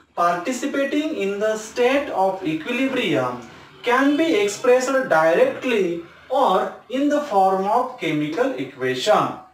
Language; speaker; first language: English; non-native, local second language; Marathi